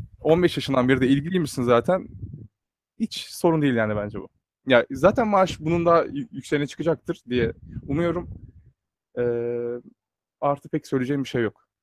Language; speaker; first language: Turkish; native; Turkish